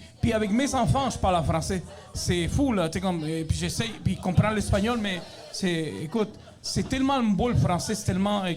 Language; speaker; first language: French; non-native, fluent; Spanish